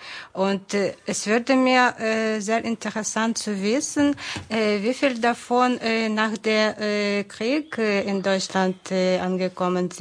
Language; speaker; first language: German; non-native, fluent; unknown